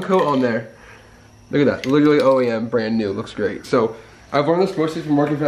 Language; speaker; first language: English; native; English